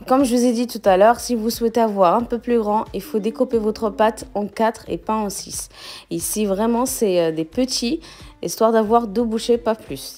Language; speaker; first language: French; non-native, local second language; Arabic